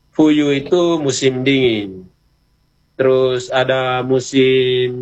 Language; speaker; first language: Indonesian; native; Indonesian